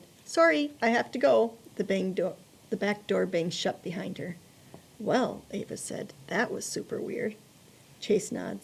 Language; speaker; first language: English; native; English